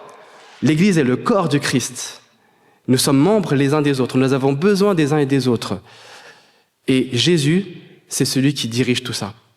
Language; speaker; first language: French; native; French